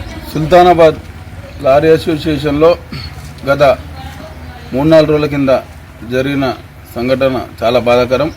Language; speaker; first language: Telugu; native; Telugu